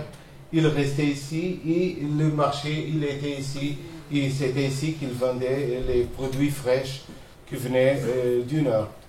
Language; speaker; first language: French; non-native, fluent; Portuguese